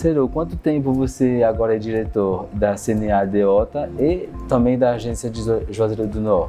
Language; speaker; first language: Portuguese; non-native, fluent; French